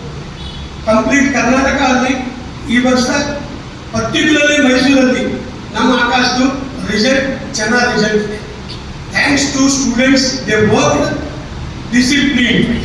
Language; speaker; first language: Kannada; non-native, learner; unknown